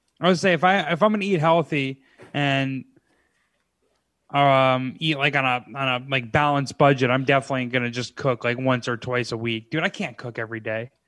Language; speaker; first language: English; native; English